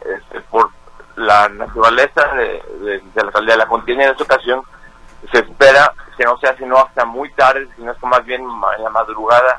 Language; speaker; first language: Spanish; native; Spanish